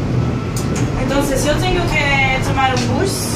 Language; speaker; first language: Spanish; non-native, learner; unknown